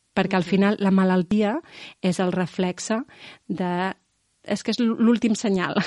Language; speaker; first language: Catalan; non-native, local second language; Spanish